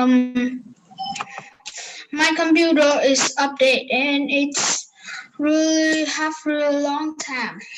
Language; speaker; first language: English; non-native, learner; Vietnamese